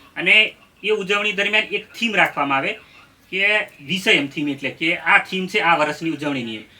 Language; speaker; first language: Gujarati; non-native, local second language; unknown